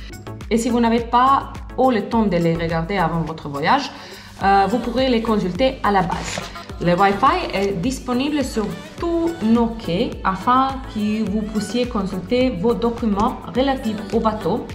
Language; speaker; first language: French; non-native, learner; Croatian